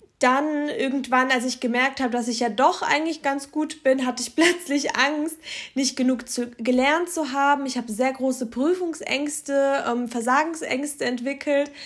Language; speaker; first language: German; early bilingual, other home language; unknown